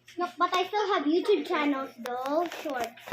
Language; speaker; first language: English; non-native, local second language; Filipino